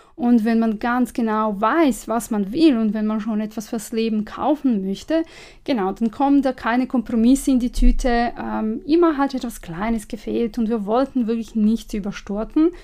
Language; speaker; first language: German; non-native, fluent; Serbian